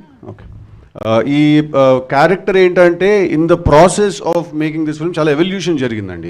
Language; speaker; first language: Telugu; native; Telugu